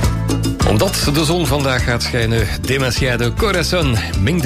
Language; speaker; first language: Dutch; native; Dutch